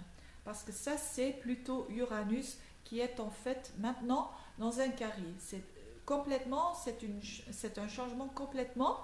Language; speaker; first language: French; non-native, local second language; Dutch